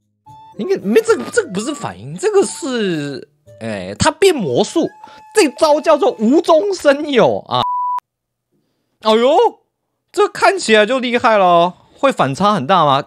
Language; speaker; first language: Chinese; native; Chinese